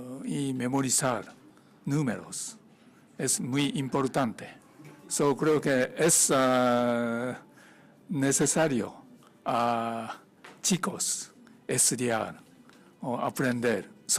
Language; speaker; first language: Spanish; non-native, learner; Japanese